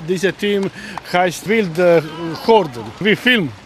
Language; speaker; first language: German; non-native, learner; Croatian